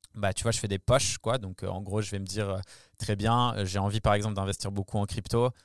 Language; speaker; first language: French; native; French